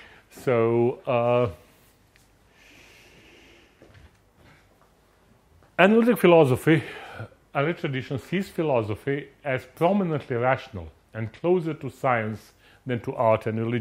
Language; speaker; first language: English; non-native, fluent; Croatian